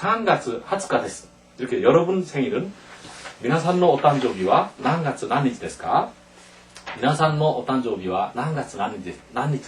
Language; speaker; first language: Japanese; non-native, fluent; Korean